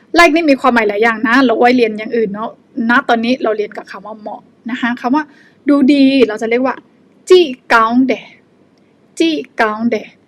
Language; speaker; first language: Thai; non-native, fluent; Burmese